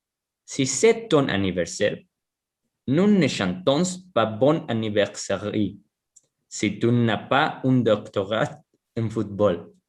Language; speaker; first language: French; non-native, learner; Spanish